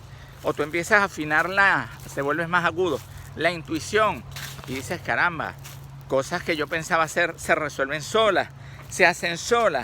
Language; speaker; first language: Spanish; native; Spanish